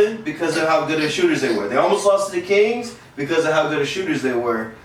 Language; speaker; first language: English; native; English